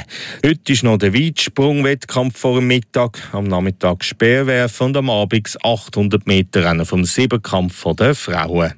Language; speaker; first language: German; native; German